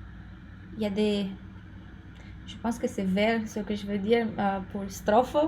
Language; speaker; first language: French; non-native, fluent; Romanian